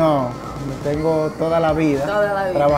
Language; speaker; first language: Spanish; native; Spanish